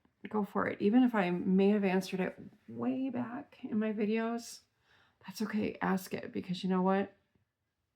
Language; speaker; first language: English; native; English